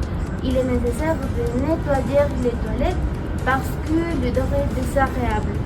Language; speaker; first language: French; non-native, learner; Spanish